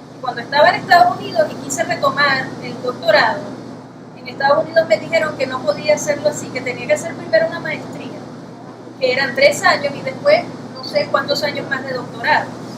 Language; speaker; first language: Spanish; native; Spanish